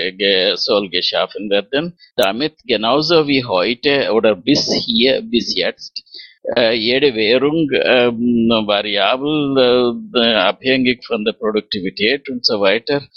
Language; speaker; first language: German; non-native, fluent; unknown